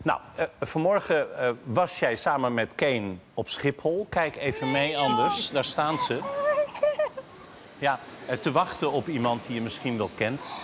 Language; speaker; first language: Dutch; native; Dutch